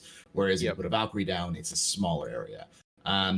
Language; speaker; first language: English; native; English